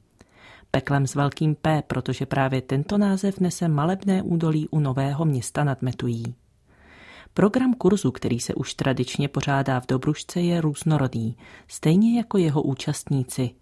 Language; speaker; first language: Czech; native; Czech